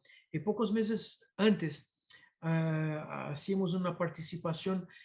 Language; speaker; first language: Spanish; non-native, fluent; Portuguese